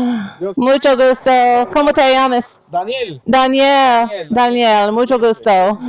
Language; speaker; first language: Spanish; non-native, learner; English